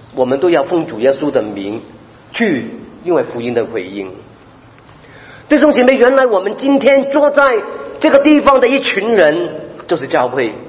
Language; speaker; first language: Chinese; non-native, local second language; Cantonese